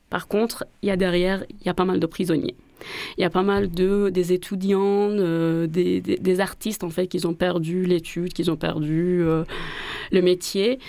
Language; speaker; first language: French; non-native, fluent; Persian